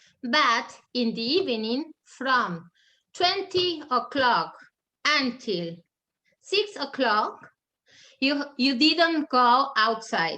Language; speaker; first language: English; non-native, learner; German